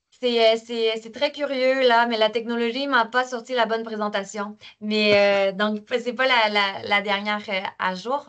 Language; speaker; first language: French; native; French